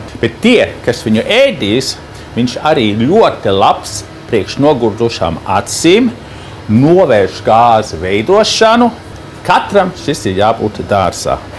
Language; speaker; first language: Latvian; early bilingual, heritage; Latvian